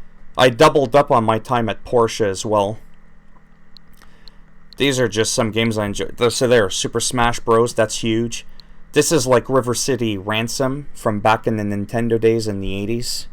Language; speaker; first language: English; native; English